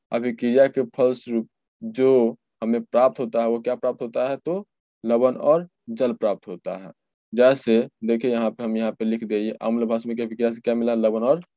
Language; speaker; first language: Hindi; native; Hindi